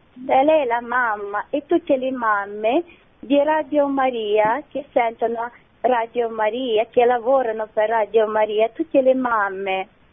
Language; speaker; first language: Italian; non-native, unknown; Ukrainian